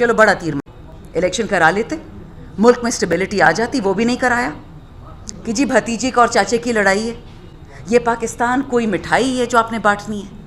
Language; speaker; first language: Urdu; non-native, local second language; Pashto